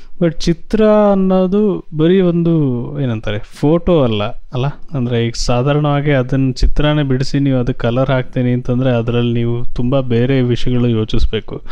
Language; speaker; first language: Kannada; native; Kannada